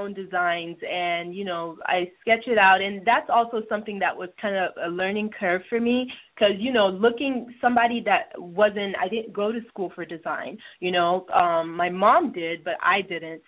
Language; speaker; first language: English; non-native, local second language; Yoruba